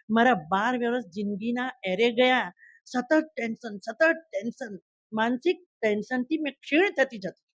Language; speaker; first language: Gujarati; native; Gujarati